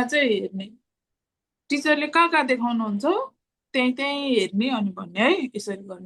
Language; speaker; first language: Nepali; native; Nepali